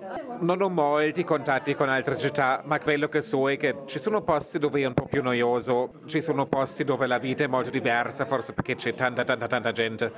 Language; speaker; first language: Italian; non-native, fluent; German